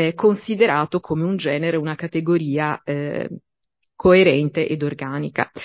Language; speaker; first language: Italian; native; Italian